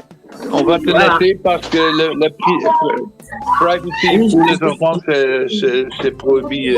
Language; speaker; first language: French; non-native, fluent; Dutch